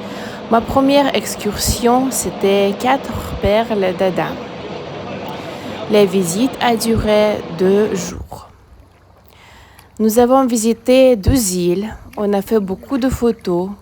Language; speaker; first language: French; non-native, fluent; Russian